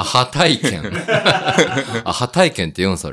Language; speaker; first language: Japanese; native; Japanese